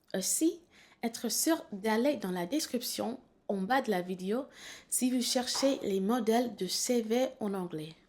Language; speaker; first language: French; non-native, fluent; English